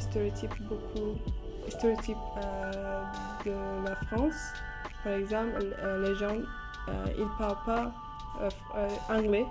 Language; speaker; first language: French; non-native, learner; Turkish